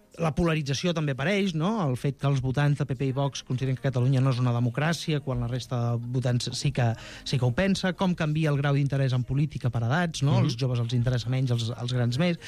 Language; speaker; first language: Catalan; native; Catalan